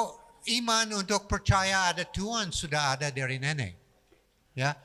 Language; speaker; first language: Indonesian; non-native, fluent; English